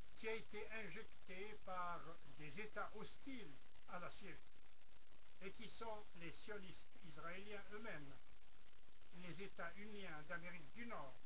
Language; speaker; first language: French; non-native, local second language; Arabic